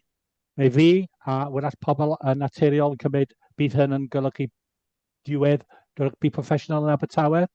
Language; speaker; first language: Welsh; non-native, fluent; English